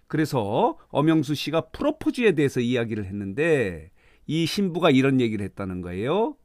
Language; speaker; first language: Korean; native; Korean